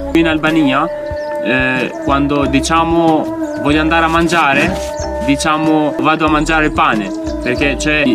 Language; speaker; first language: Italian; non-native, fluent; Albanian